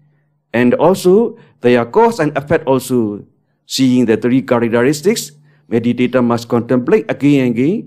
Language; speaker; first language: English; non-native, learner; Burmese